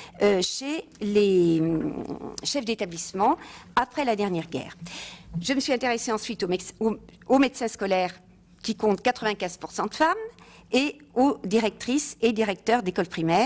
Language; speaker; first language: French; native; French